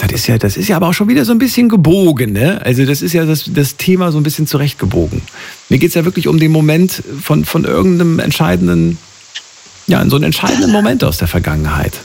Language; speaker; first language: German; native; German